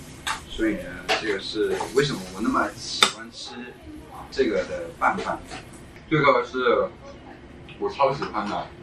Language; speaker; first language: Chinese; non-native, local second language; Cantonese